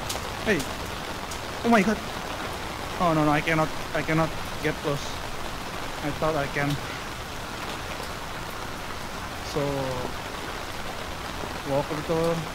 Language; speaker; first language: English; non-native, fluent; Indonesian